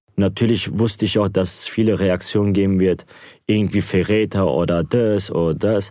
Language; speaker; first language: German; non-native, local second language; Turkish